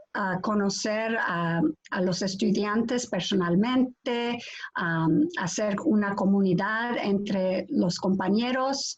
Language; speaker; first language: Spanish; non-native, fluent; English